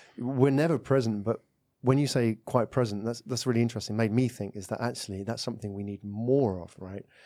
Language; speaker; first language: English; native; English